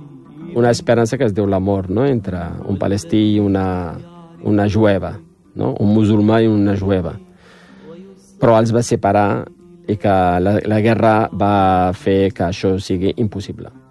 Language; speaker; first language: Catalan; non-native, fluent; Riffian